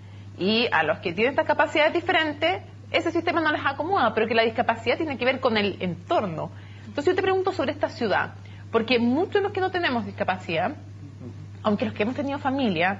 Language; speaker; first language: Spanish; native; Spanish